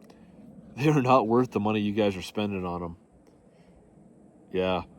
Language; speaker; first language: English; native; English